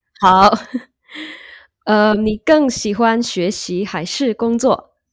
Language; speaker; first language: Chinese; non-native, learner; Indonesian